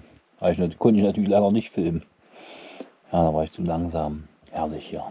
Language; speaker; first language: German; native; German